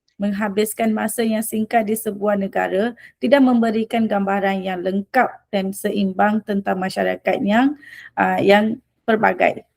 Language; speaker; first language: Malay; early bilingual, other home language; Rohingya